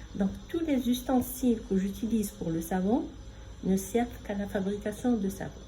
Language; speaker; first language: French; non-native, local second language; Arabic